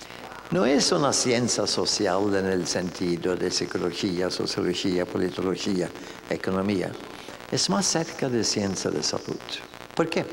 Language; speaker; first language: Spanish; non-native, fluent; Norwegian